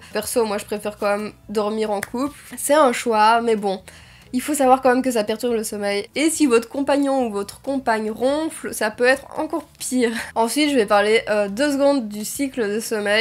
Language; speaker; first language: French; native; French